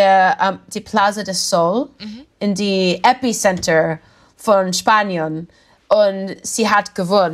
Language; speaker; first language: German; non-native, learner; English